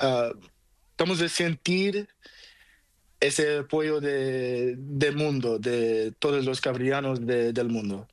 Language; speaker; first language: Spanish; non-native, learner; Portuguese